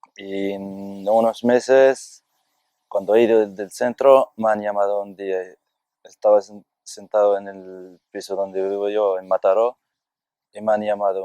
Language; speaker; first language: Spanish; non-native, fluent; Arabic